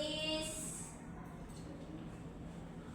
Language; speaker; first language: English; non-native, learner; Indonesian